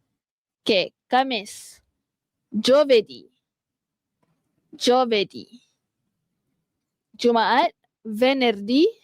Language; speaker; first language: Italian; non-native, fluent; Malay